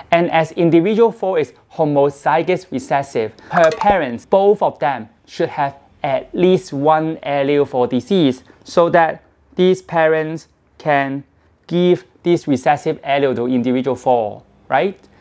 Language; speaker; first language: English; non-native, local second language; Cantonese